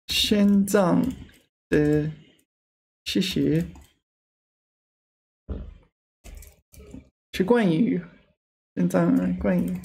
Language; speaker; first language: Chinese; non-native, learner; English